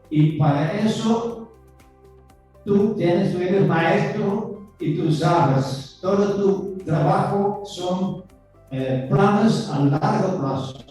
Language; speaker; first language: Spanish; non-native, fluent; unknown